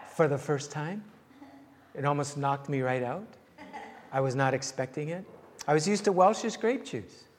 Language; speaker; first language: English; native; English